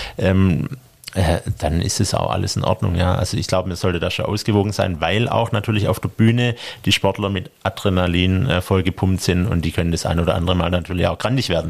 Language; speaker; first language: German; native; German